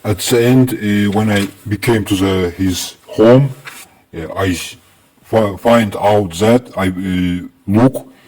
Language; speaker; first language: English; non-native, learner; Azerbaijani